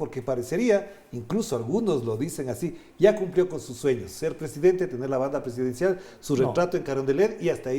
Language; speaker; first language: Spanish; native; Spanish